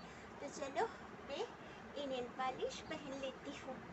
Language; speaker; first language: Hindi; non-native, local second language; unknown